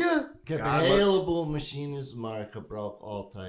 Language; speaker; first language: Dutch; non-native, learner; English